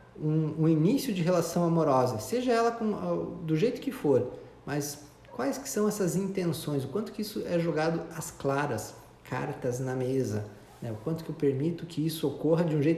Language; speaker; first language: Portuguese; native; Portuguese